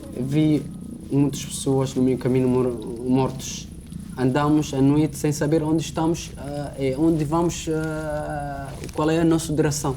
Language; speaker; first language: Portuguese; non-native, learner; Arabic